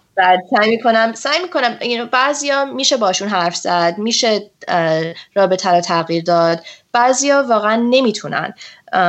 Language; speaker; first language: Persian; early bilingual, heritage; Persian